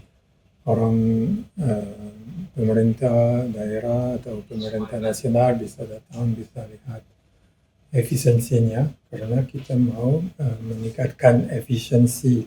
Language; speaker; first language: Indonesian; non-native, learner; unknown